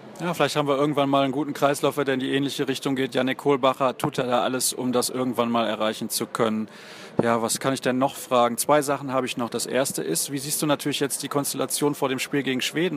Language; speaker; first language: German; native; German